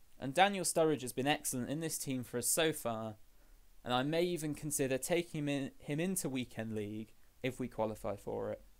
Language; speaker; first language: English; native; English